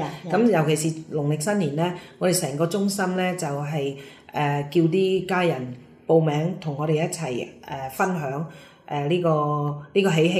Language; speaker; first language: Cantonese; native; Cantonese